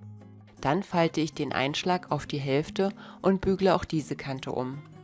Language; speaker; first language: German; native; German